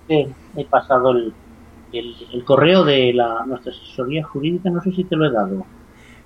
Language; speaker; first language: Spanish; native; Spanish